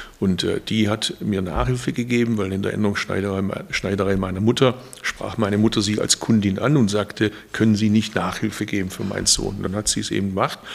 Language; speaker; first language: German; early bilingual, other home language; Turkish